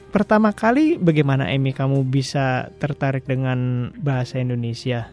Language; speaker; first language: Indonesian; native; Indonesian